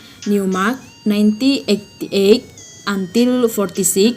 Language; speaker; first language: English; non-native, learner; Indonesian